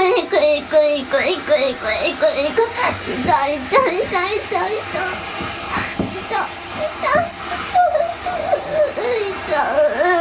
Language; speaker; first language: Japanese; native; Japanese